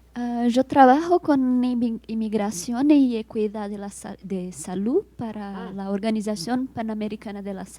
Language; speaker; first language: Spanish; non-native, learner; Portuguese